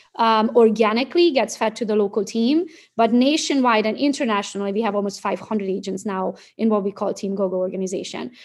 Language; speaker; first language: English; non-native, fluent; Romanian